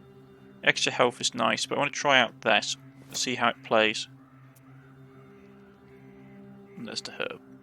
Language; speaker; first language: English; native; English